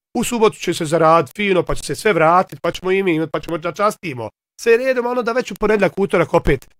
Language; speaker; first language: Bosnian; native; Bosnian